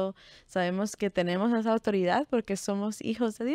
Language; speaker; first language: Spanish; early bilingual, heritage; Spanish